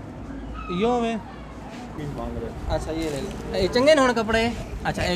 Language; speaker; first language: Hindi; non-native, local second language; Saraiki